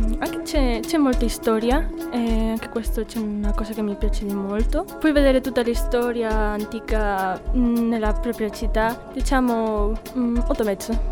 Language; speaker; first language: Italian; non-native, fluent; Spanish